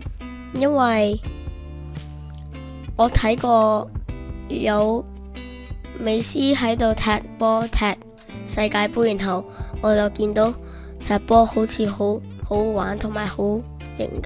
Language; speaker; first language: Cantonese; native; Cantonese